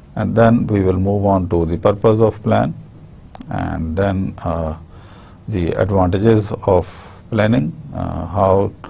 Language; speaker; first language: English; non-native, local second language; Urdu